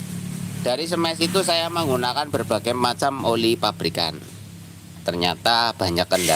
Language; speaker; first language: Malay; non-native, local second language; Javanese